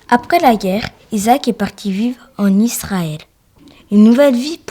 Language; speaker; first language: French; native; French